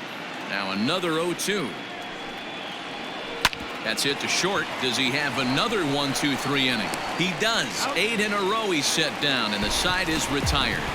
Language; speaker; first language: English; native; English